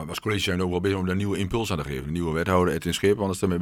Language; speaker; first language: Dutch; native; Dutch